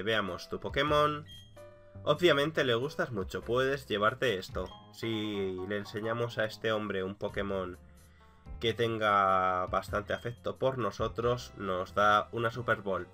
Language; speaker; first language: Spanish; native; Spanish